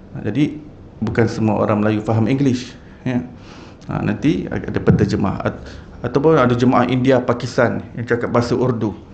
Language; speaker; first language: Malay; native; Malay